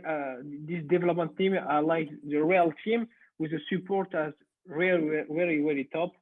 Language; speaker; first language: English; non-native, learner; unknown